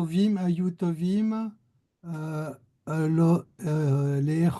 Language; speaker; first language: Hebrew; non-native, learner; French